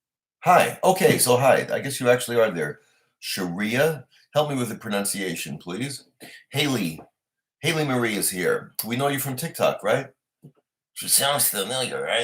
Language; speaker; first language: English; native; English